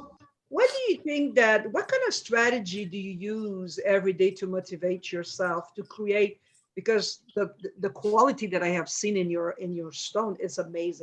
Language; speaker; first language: English; non-native, fluent; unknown